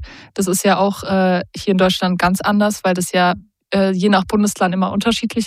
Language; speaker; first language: German; native; German